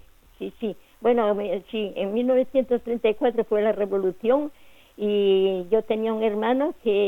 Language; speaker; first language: Spanish; native; Spanish